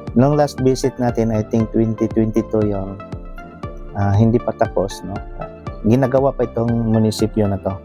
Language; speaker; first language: Filipino; native; Filipino